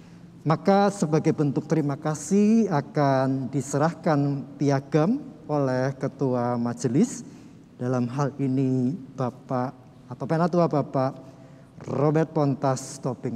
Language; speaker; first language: Indonesian; native; Indonesian